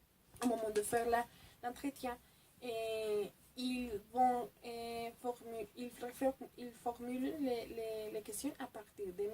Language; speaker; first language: French; non-native, fluent; Spanish